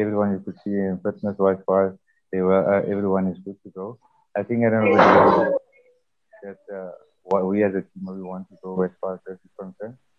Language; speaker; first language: English; non-native, local second language; Afrikaans